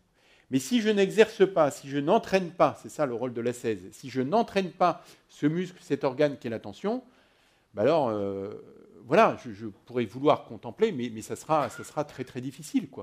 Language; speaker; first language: French; native; French